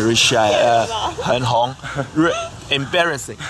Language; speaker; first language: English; non-native, learner; Chinese